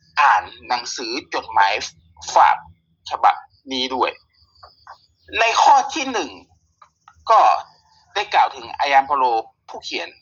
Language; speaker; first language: Thai; native; Thai